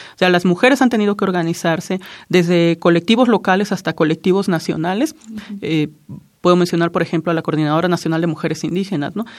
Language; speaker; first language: Spanish; non-native, local second language; Zapotec